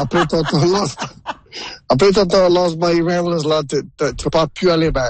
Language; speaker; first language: French; non-native, local second language; English